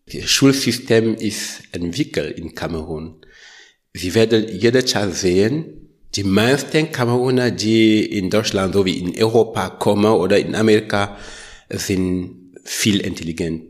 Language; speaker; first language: German; non-native, learner; French